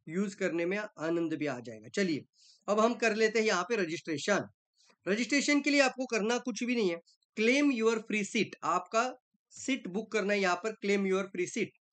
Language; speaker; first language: Hindi; non-native, local second language; Marathi